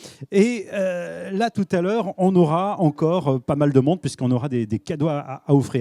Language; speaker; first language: French; native; French